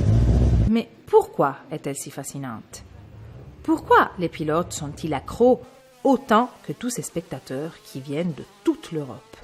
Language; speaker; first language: French; native; French